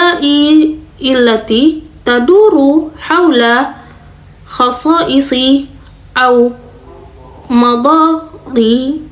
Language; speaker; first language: Arabic; non-native, learner; Indonesian